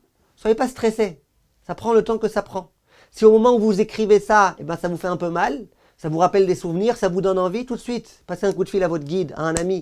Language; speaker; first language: French; native; French